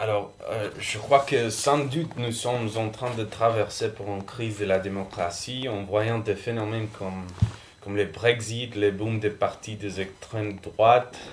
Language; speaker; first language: French; non-native, fluent; Spanish